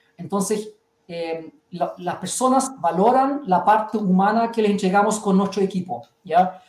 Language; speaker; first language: Spanish; early bilingual, heritage; Spanish